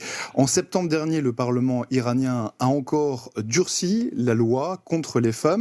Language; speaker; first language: French; native; French